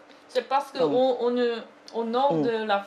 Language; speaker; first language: French; non-native, learner; Korean